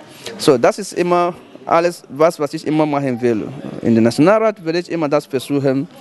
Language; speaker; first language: German; non-native, fluent; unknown